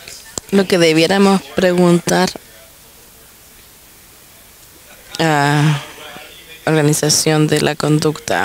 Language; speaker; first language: Spanish; non-native, fluent; English